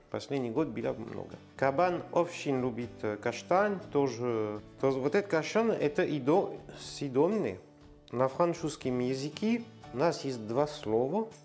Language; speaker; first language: Russian; non-native, learner; French